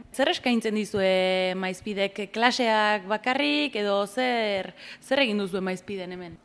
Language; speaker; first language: Basque; native; Basque